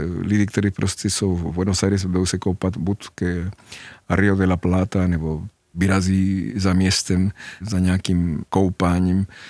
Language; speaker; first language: Czech; non-native, fluent; Spanish